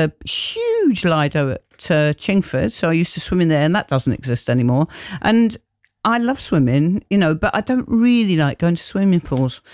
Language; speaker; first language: English; native; English